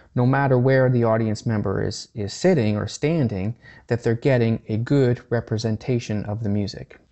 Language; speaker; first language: English; native; English